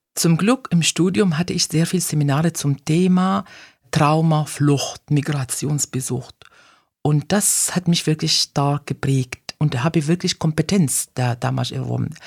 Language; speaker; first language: German; non-native, fluent; Arabic